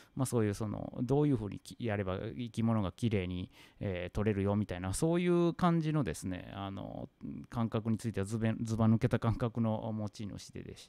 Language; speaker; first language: Japanese; native; Japanese